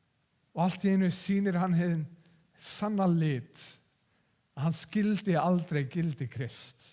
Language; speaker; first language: Icelandic; non-native, fluent; English